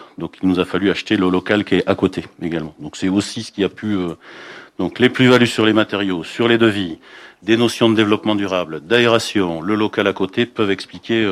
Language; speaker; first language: French; native; French